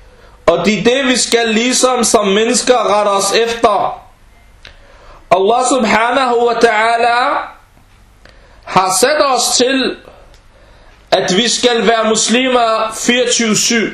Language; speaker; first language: Danish; early bilingual, other home language; Arabic